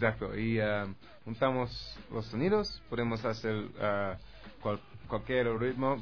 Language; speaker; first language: Spanish; non-native, learner; English